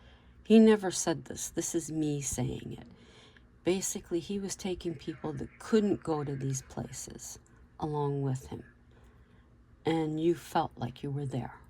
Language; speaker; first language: English; native; English